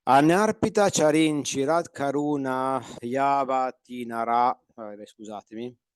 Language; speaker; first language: Italian; native; Italian